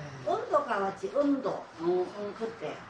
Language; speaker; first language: Korean; native; Korean